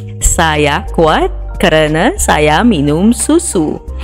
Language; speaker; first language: Indonesian; non-native, learner; Filipino